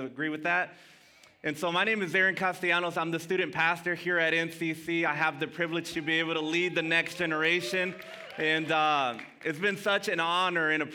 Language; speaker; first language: English; early bilingual, other home language; Spanish